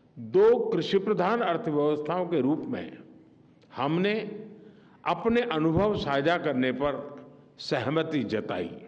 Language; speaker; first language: Hindi; non-native, local second language; Gujarati